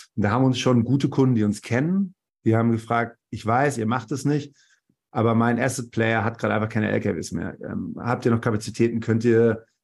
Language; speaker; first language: German; native; German